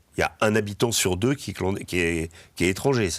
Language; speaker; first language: French; native; French